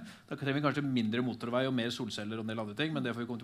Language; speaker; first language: Norwegian; native; Norwegian